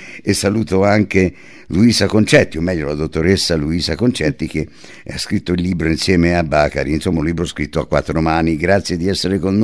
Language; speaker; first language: Italian; native; Italian